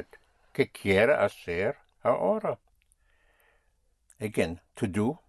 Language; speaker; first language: Spanish; non-native, fluent; English